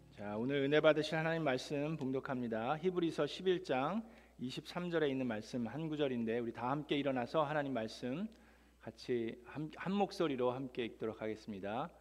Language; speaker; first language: Korean; native; Korean